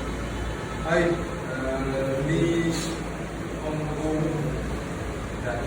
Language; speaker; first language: Japanese; non-native, learner; Vietnamese